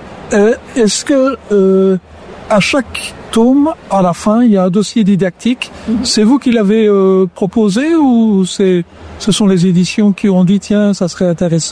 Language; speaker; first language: French; native; French